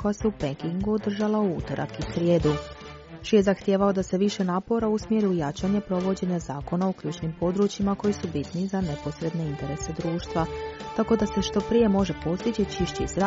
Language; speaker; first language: Croatian; native; Croatian